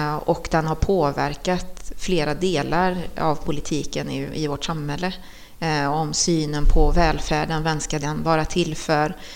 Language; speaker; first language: Swedish; early bilingual, other home language; Spanish